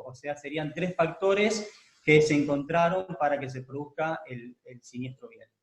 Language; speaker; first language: Spanish; native; Spanish